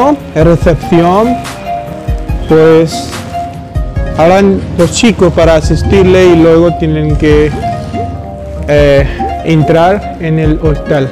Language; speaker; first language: Spanish; non-native, fluent; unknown